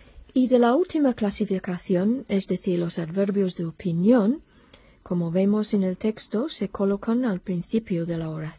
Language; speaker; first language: Spanish; non-native, fluent; English